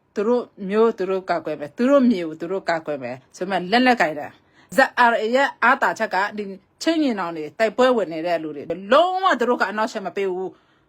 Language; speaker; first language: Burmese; non-native, local second language; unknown